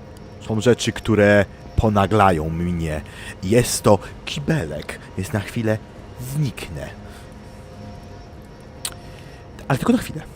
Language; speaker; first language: Polish; native; Polish